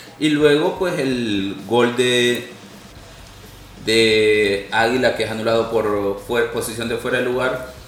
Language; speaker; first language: Spanish; native; Spanish